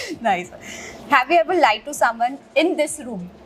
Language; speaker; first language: English; non-native, local second language; Hindi